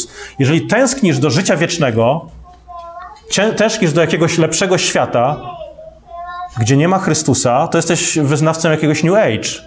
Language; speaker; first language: Polish; native; Polish